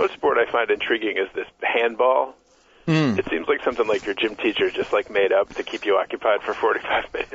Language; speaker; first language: English; native; English